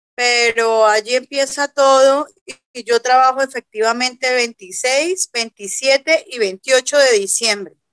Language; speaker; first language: Spanish; native; Spanish